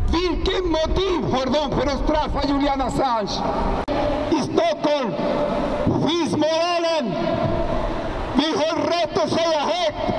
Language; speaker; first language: Swedish; non-native, fluent; Spanish